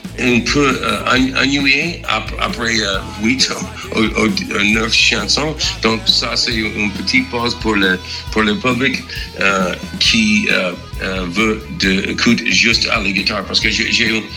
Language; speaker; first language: French; non-native, fluent; English